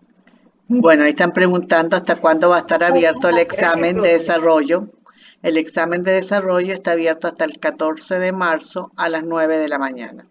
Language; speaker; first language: Spanish; native; Spanish